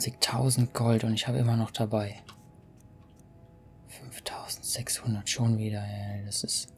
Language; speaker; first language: German; native; German